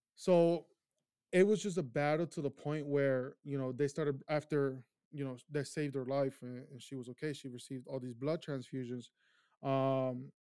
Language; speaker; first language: English; early bilingual, other home language; Spanish